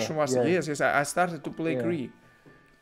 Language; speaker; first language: English; non-native, learner; Russian